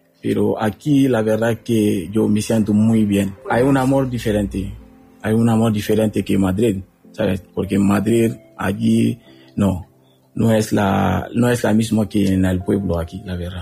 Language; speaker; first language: Spanish; non-native, learner; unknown